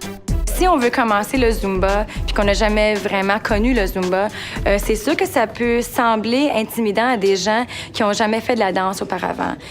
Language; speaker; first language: French; native; French